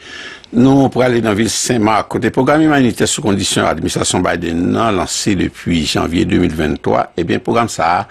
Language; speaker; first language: French; early bilingual, heritage; Haitian Creole